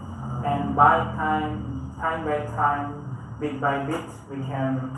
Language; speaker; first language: English; non-native, learner; Indonesian